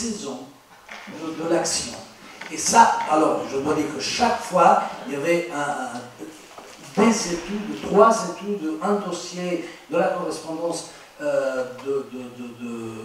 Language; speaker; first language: French; non-native, fluent; Italian